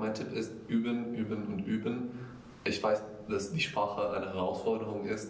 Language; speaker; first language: German; non-native, fluent; Arabic